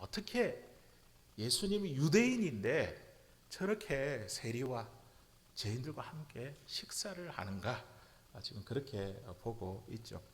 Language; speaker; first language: Korean; native; Korean